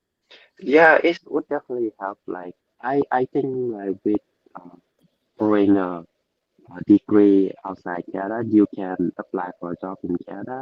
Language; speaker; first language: English; non-native, learner; Vietnamese